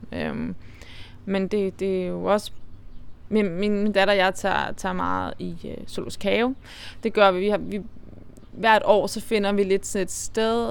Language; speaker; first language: Danish; native; Danish